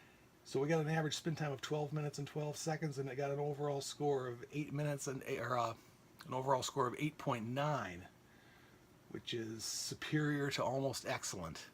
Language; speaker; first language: English; native; English